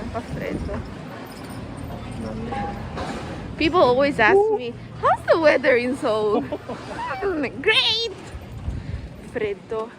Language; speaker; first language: English; non-native, fluent; Italian